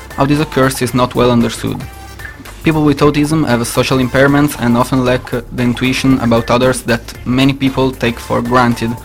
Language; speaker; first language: English; non-native, learner; Italian